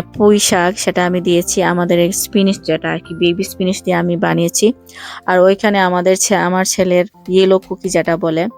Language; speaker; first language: Bangla; non-native, local second language; Sylheti